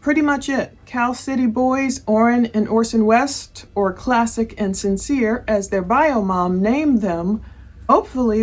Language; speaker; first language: English; native; English